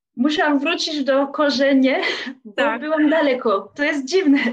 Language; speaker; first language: Polish; non-native, fluent; French